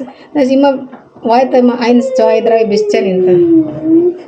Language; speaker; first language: German; non-native, learner; Indonesian